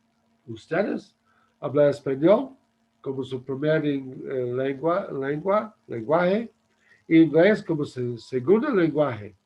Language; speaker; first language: Spanish; non-native, learner; English